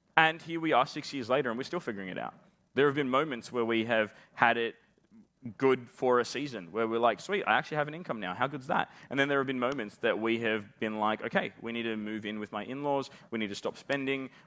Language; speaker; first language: English; native; English